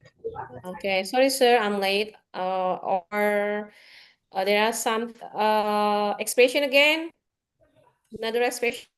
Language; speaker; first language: English; non-native, learner; Indonesian